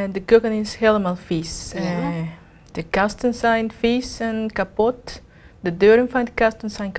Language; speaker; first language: Dutch; non-native, learner; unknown